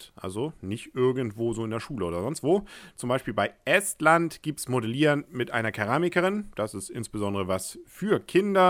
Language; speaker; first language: German; native; German